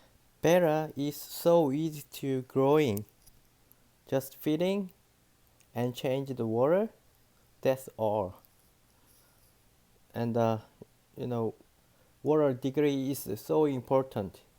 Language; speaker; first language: English; non-native, learner; Korean